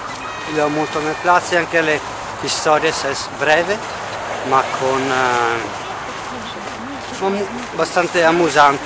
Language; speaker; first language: Italian; non-native, learner; Russian